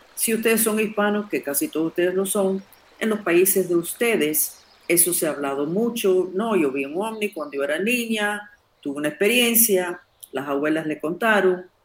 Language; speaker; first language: Spanish; non-native, fluent; English